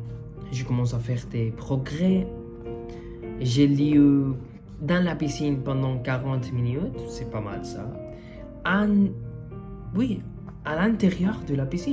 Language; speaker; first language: French; non-native, learner; Spanish